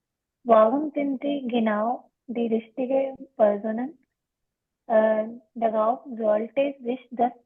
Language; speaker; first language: German; non-native, learner; Urdu